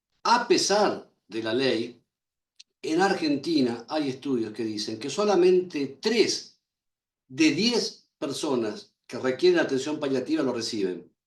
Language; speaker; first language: Spanish; native; Spanish